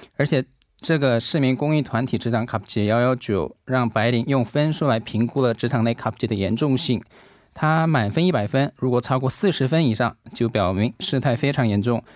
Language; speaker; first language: Chinese; native; Chinese